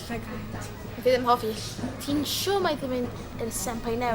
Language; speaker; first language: Welsh; non-native, local second language; English